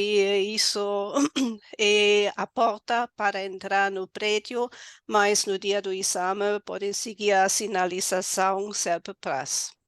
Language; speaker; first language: Portuguese; non-native, fluent; German